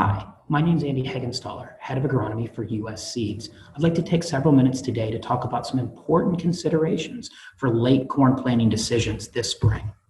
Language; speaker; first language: English; native; English